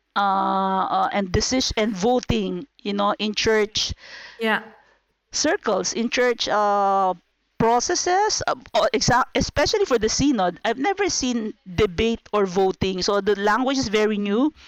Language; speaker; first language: English; non-native, local second language; Filipino